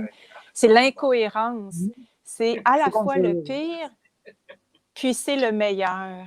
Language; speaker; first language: French; native; French